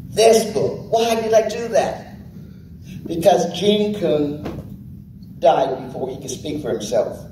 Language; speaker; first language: English; native; English